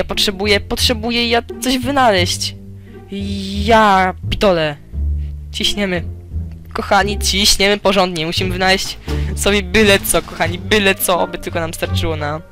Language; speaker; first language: Polish; native; Polish